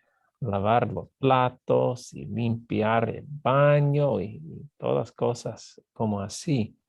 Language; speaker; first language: Spanish; non-native, fluent; English